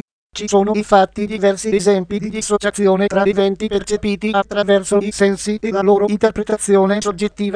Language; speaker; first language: Italian; native; Italian